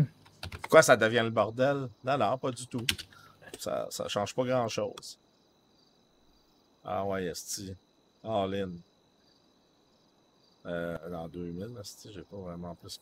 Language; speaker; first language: French; native; French